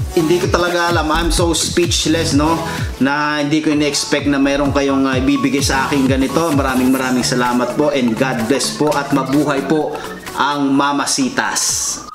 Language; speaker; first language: Filipino; non-native, local second language; Iloko